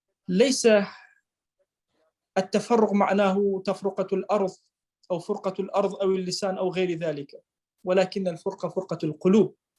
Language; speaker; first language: Arabic; non-native, local second language; Kurdish